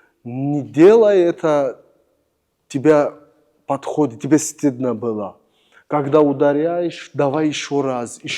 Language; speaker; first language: Russian; non-native, learner; Turkish